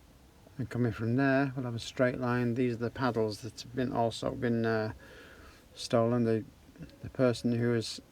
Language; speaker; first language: English; native; English